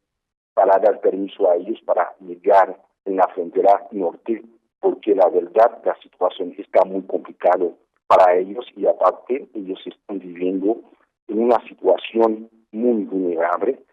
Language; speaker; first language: Spanish; non-native, fluent; Haitian Creole